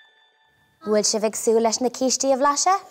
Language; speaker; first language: Irish; native; Irish